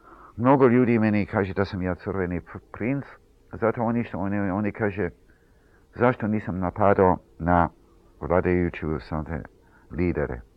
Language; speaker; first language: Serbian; early bilingual, heritage; Serbian